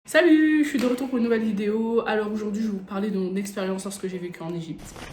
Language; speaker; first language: French; native; French